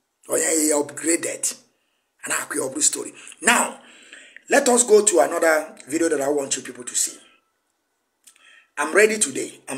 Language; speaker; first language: English; non-native, local second language; Igbo